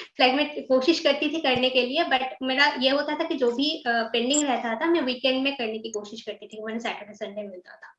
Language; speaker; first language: Hindi; non-native, local second language; Bangla